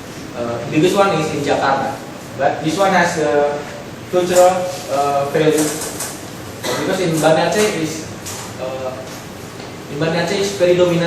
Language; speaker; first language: English; non-native, local second language; Indonesian